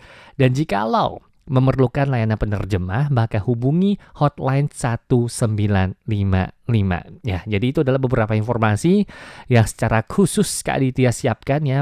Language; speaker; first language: Indonesian; native; Indonesian